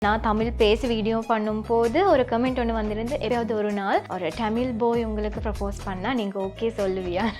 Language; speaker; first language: Tamil; non-native, local second language; Sinhala